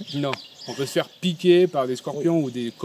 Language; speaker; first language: French; native; French